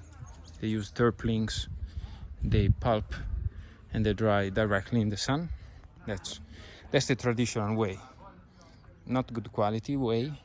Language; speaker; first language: English; non-native, fluent; Italian